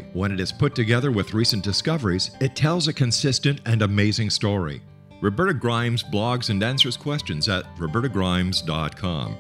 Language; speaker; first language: English; native; English